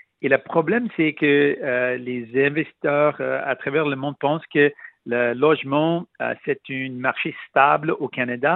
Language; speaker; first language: French; non-native, local second language; Punjabi